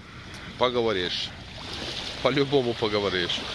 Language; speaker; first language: Russian; non-native, learner; Turkish